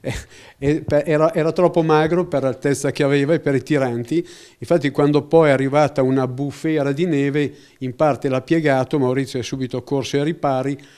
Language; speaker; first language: Italian; native; Italian